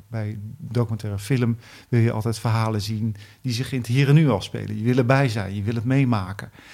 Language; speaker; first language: Dutch; native; Dutch